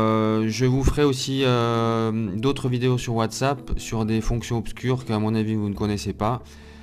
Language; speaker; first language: French; native; French